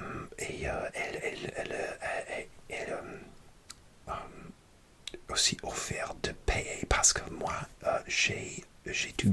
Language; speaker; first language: French; non-native, learner; English